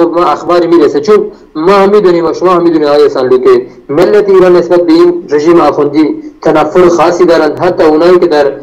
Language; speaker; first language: Persian; non-native, local second language; Baluchi